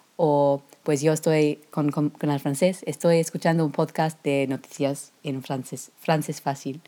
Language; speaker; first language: Spanish; non-native, learner; English